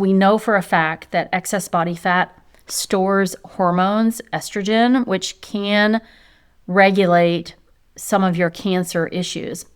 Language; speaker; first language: English; native; English